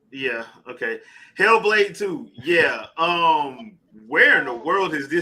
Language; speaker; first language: English; native; English